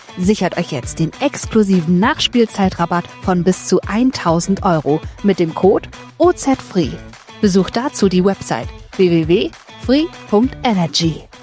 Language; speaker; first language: German; native; German